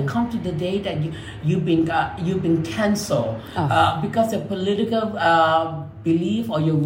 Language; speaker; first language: English; non-native, local second language; Min Nan Chinese